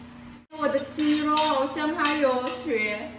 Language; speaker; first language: Chinese; non-native, learner; Filipino